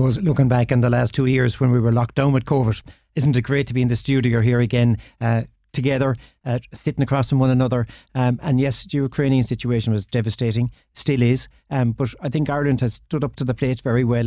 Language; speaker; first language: English; native; English